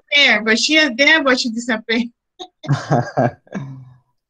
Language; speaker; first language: English; non-native, fluent; Spanish